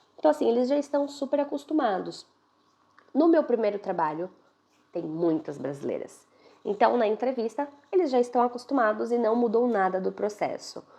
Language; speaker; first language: Portuguese; native; Portuguese